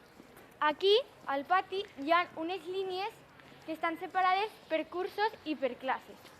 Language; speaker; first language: Catalan; non-native, learner; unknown